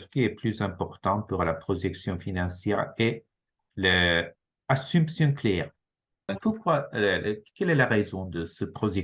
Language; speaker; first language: French; non-native, fluent; Japanese